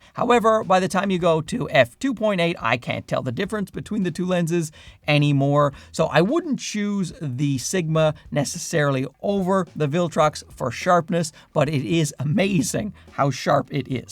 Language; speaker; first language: English; native; English